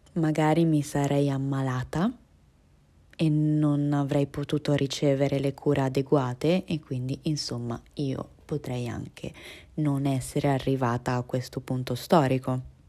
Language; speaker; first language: Italian; early bilingual, other home language; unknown